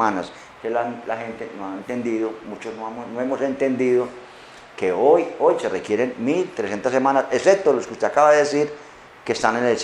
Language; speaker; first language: Spanish; native; Spanish